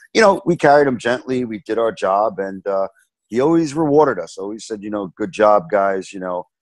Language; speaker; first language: English; native; English